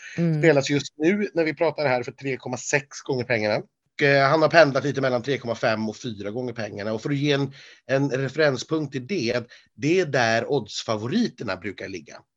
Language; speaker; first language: Swedish; native; Swedish